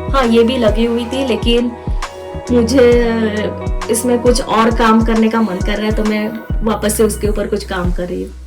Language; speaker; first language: Hindi; non-native, local second language; Marathi